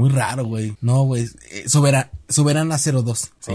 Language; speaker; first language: Spanish; native; Spanish